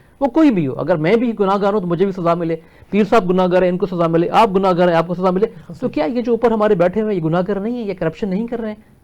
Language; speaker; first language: Urdu; non-native, local second language; Punjabi